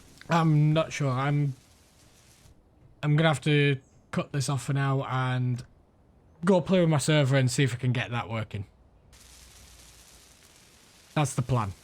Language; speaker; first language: English; native; English